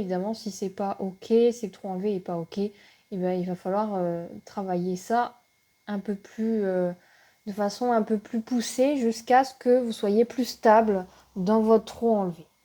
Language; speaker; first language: French; native; French